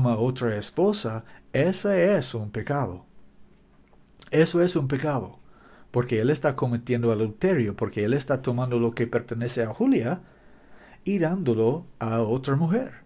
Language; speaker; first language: Spanish; non-native, learner; English